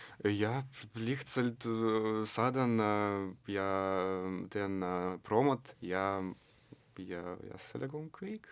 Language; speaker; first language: Estonian; non-native, local second language; Russian